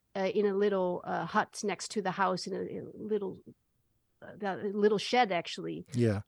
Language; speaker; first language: English; non-native, fluent; Dutch